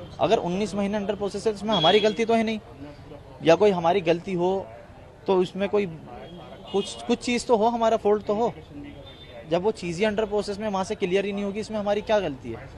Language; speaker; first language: Hindi; native; Hindi